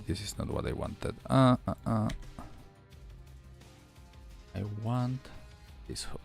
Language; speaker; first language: English; non-native, fluent; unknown